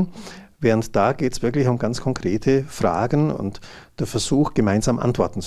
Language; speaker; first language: German; native; German